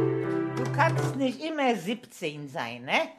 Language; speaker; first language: German; non-native, fluent; Polish